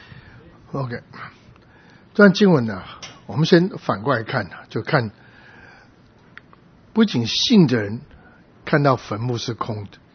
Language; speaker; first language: Chinese; native; Chinese